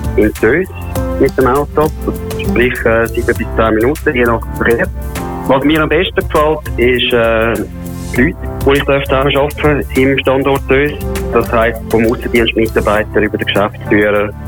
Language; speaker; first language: German; native; German